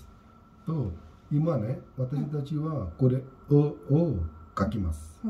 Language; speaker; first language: Japanese; non-native, learner; Hindi